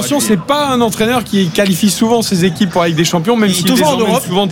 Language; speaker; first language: French; native; French